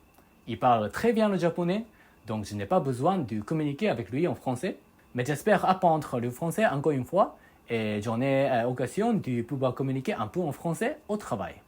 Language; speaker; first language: French; non-native, fluent; Japanese